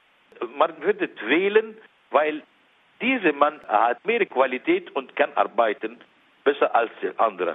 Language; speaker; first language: German; non-native, learner; Arabic